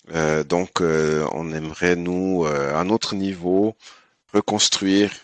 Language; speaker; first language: French; early bilingual, other home language; Haitian Creole